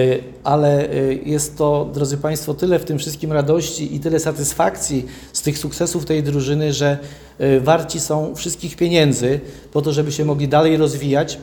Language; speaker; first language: Polish; native; Polish